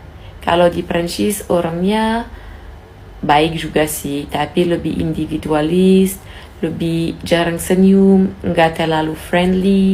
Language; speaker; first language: Indonesian; non-native, fluent; French